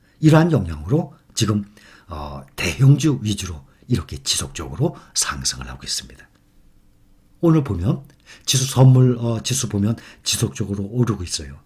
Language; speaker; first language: Korean; native; Korean